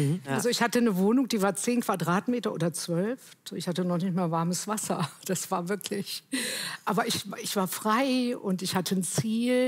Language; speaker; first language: German; native; German